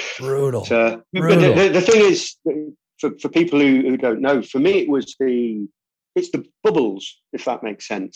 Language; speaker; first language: English; native; English